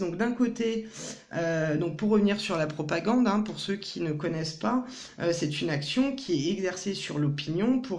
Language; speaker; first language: French; native; French